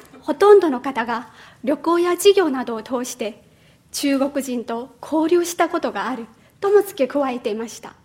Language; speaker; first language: Japanese; non-native, fluent; Chinese